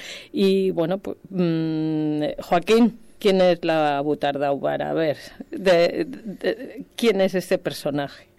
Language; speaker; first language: Spanish; native; Spanish